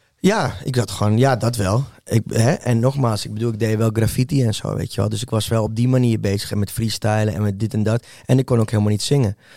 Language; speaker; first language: Dutch; early bilingual, other home language; Spanish